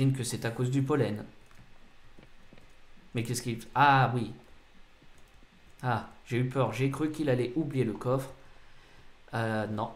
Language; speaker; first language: French; native; French